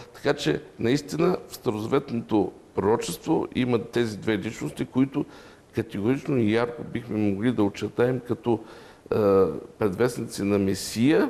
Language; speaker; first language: Bulgarian; native; Bulgarian